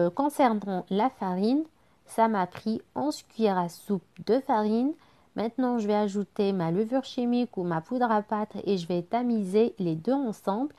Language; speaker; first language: French; non-native, local second language; Arabic